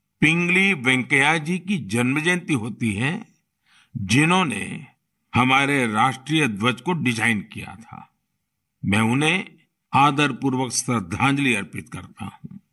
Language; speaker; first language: Hindi; non-native, local second language; Gujarati